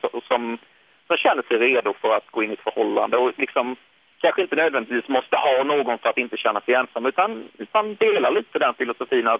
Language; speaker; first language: Swedish; native; Swedish